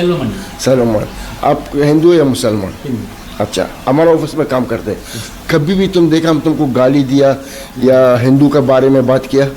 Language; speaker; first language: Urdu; non-native, learner; Arabic